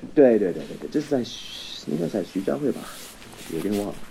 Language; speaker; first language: Chinese; non-native, fluent; English